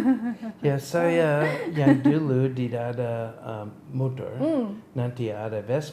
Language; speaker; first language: Indonesian; non-native, learner; English